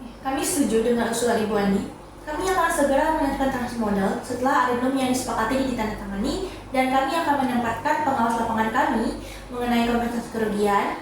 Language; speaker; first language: Indonesian; native; Indonesian